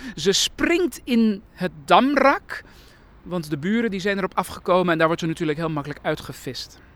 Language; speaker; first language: Dutch; early bilingual, other home language; Persian